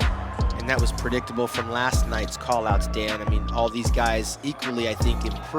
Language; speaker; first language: English; native; English